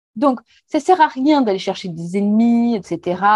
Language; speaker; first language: French; native; French